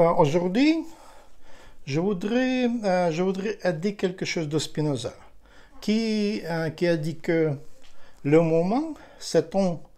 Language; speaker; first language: French; non-native, learner; Ukrainian